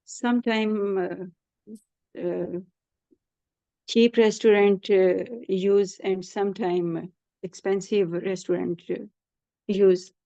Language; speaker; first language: English; non-native, learner; Urdu